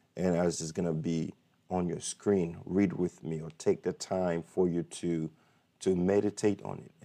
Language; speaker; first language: English; non-native, fluent; Haitian Creole